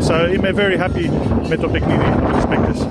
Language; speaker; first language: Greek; early bilingual, heritage; Greek